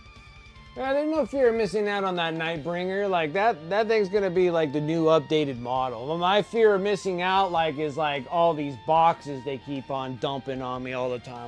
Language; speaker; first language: English; native; English